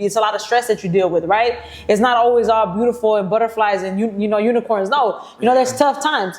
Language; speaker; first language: English; native; English